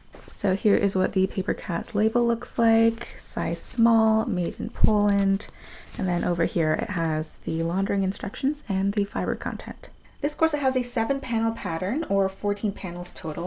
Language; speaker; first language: English; native; English